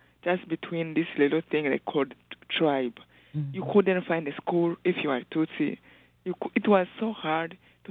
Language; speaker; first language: English; non-native, local second language; Kinyarwanda